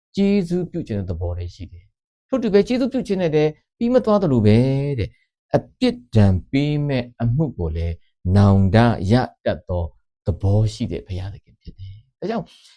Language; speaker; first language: Burmese; non-native, local second language; Kachin